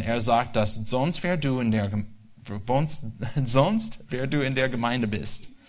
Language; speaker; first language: German; non-native, learner; English